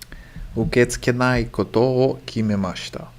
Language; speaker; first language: Japanese; non-native, learner; English